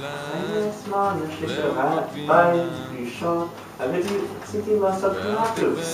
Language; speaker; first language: Hebrew; non-native, learner; English